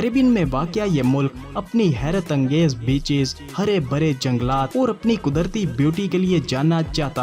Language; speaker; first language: Urdu; native; Urdu